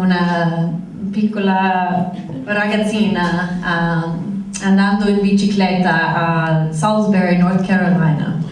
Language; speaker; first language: Italian; non-native, fluent; English